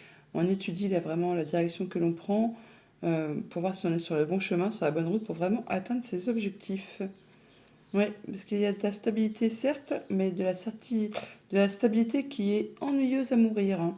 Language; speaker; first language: French; native; French